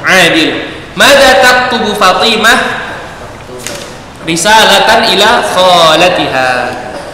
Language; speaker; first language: Arabic; non-native, fluent; Indonesian